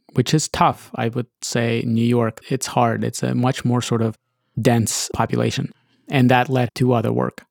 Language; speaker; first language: English; early bilingual, other home language; Russian